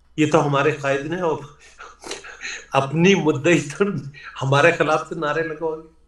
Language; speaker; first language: Urdu; native; Urdu